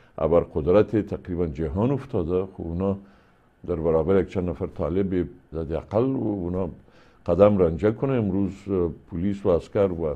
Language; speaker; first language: Persian; native; Persian